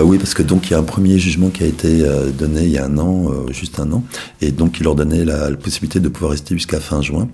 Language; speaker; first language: French; native; French